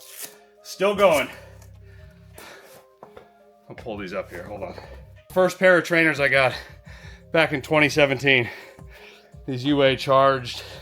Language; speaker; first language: English; native; English